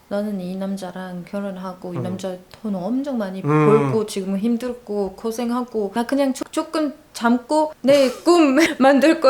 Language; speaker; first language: Korean; non-native, learner; Arabic